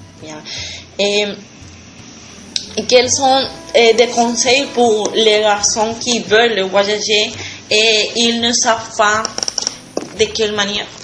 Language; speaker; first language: French; non-native, learner; Spanish